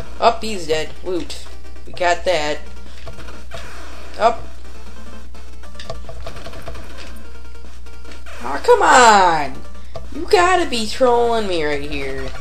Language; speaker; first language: English; native; English